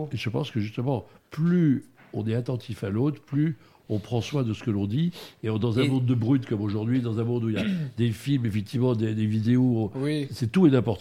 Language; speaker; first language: French; native; French